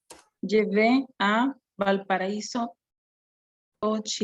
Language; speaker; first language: French; non-native, learner; Spanish